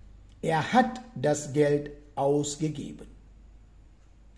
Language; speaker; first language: German; non-native, fluent; Sinhala